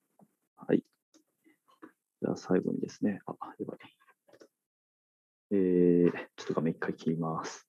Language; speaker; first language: Japanese; native; Japanese